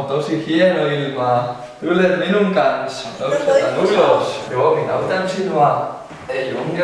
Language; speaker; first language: Finnish; non-native, learner; Spanish